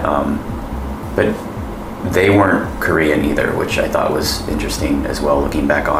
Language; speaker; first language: English; native; English